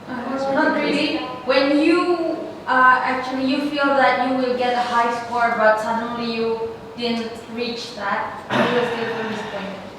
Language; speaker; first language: English; non-native, learner; Indonesian